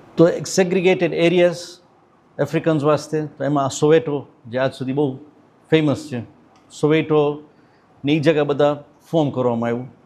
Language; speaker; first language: Gujarati; early bilingual, heritage; Gujarati